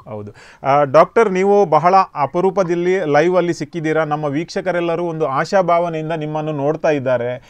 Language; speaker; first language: Kannada; non-native, local second language; Konkani